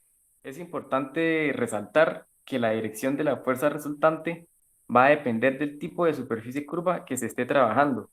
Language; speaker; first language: Spanish; native; Spanish